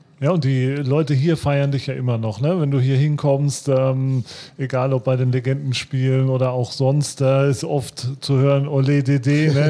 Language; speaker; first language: German; native; German